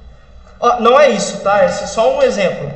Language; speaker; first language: Portuguese; native; Portuguese